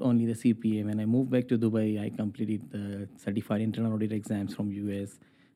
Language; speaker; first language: English; non-native, local second language; Urdu